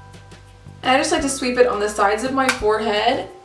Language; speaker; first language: English; native; English